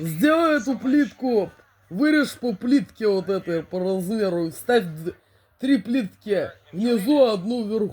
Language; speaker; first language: Russian; native; Russian